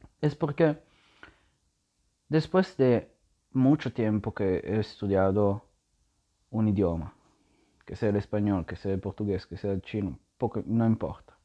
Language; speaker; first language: Spanish; non-native, learner; Italian